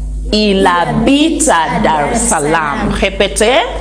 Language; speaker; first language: French; non-native, fluent; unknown